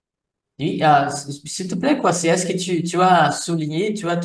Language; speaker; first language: French; non-native, fluent; Portuguese